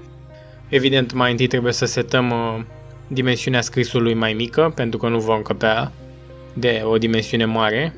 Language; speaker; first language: Romanian; native; Romanian